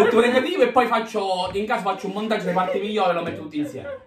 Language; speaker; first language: Italian; native; Italian